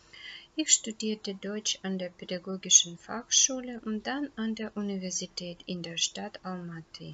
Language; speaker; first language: German; non-native, fluent; Russian